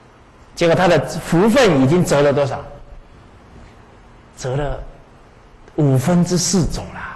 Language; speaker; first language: Chinese; native; Chinese